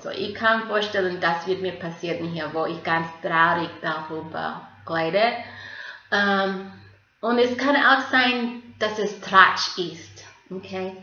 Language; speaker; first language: German; non-native, fluent; English